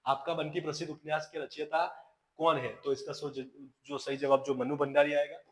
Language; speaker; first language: Hindi; non-native, local second language; Gujarati